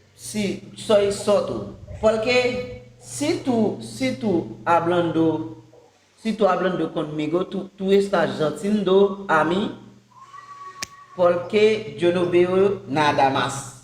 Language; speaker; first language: Spanish; non-native, learner; Haitian Creole